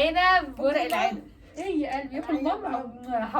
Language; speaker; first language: Arabic; native; Arabic